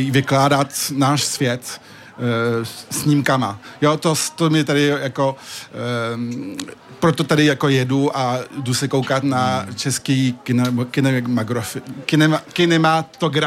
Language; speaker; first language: Czech; early bilingual, heritage; French